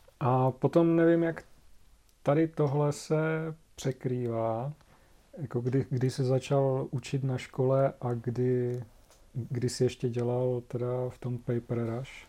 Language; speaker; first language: Czech; native; Czech